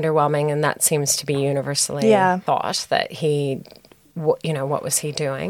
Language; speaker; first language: English; native; English